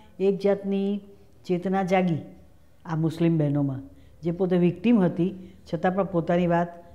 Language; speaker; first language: Gujarati; native; Gujarati